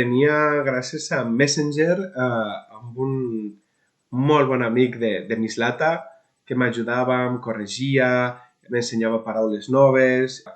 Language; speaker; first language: Catalan; non-native, local second language; Spanish